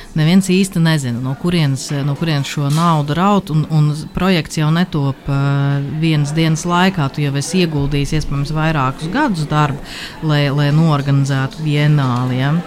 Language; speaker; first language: Latvian; native; Latvian